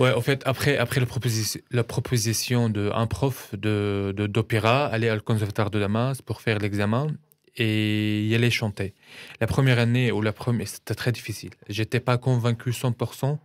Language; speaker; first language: French; non-native, fluent; Arabic